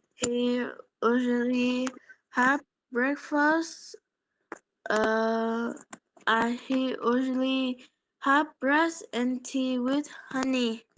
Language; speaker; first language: English; non-native, learner; Polish